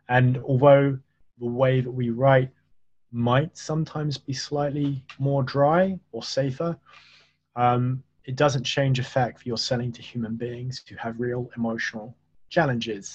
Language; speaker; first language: English; native; English